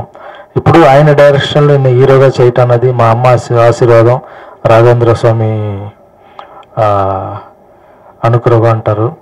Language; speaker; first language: Telugu; non-native, fluent; Tamil